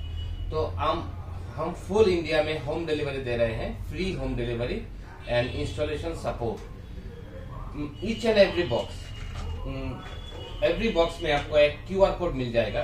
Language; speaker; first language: Hindi; non-native, learner; Bangla